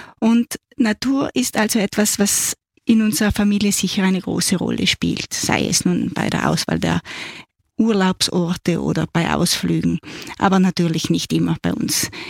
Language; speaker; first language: German; native; German